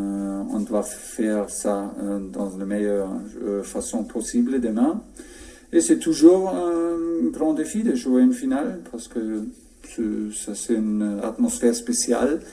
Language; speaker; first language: French; non-native, fluent; German